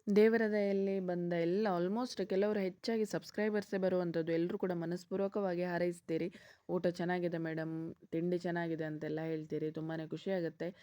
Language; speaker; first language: Kannada; native; Kannada